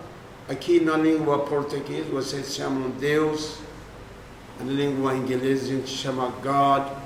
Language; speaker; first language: Portuguese; non-native, fluent; Turkish